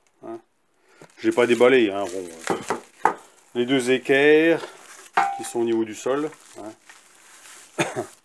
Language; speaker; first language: French; native; French